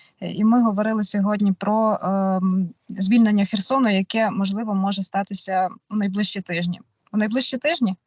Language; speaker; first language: Ukrainian; non-native, local second language; Russian